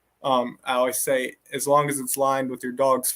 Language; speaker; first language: English; native; English